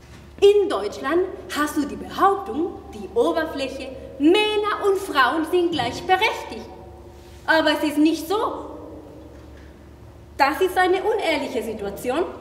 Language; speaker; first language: German; non-native, fluent; Spanish